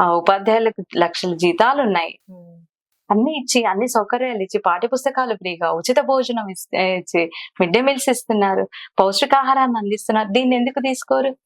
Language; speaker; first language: Telugu; non-native, local second language; Kannada